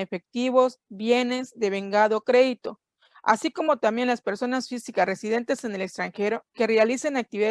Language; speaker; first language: Spanish; native; Spanish